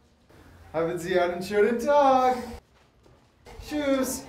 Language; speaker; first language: German; non-native, learner; English